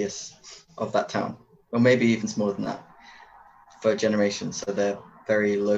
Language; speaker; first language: English; native; English